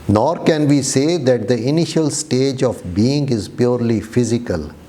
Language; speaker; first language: English; non-native, local second language; Urdu